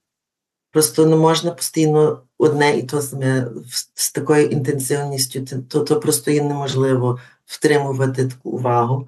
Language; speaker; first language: Ukrainian; early bilingual, heritage; Ukrainian